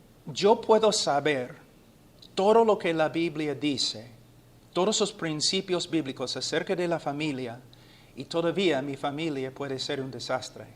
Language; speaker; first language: Spanish; non-native, fluent; English